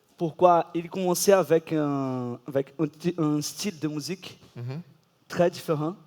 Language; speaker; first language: French; non-native, learner; Portuguese